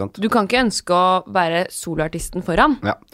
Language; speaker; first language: Norwegian; native; Norwegian